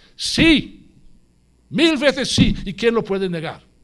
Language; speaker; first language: Spanish; non-native, fluent; English